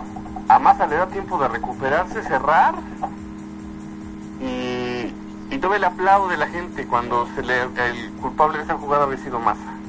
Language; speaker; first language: Spanish; native; Spanish